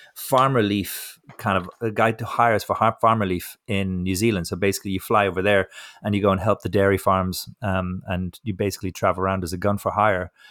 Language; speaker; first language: English; native; English